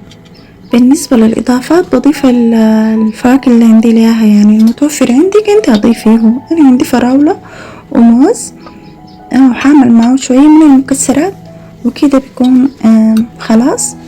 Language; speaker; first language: Arabic; native; Arabic